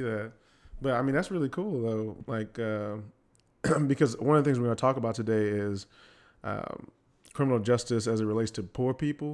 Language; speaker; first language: English; native; English